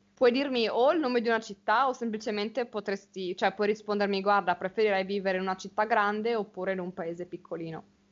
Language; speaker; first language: Italian; native; Italian